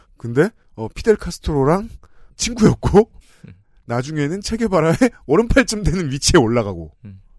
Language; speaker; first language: Korean; native; Korean